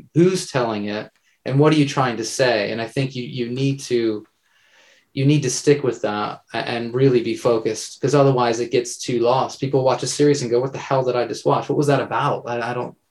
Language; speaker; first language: English; native; English